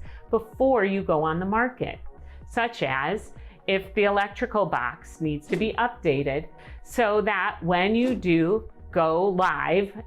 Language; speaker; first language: English; native; English